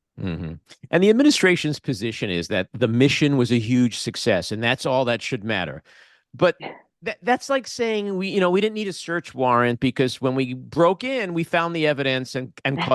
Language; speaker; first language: English; native; English